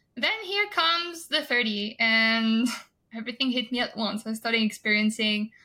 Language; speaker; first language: English; non-native, fluent; French